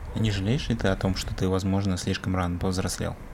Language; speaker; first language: Russian; native; Russian